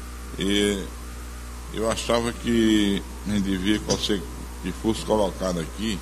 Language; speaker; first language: Portuguese; native; Portuguese